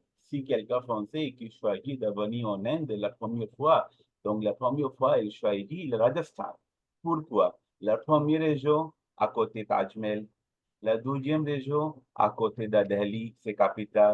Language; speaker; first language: French; non-native, learner; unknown